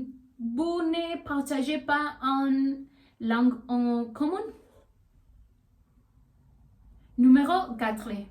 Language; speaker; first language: French; non-native, learner; Spanish